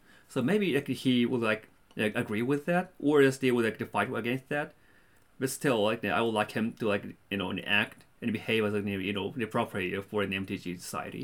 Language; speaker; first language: English; non-native, fluent; Japanese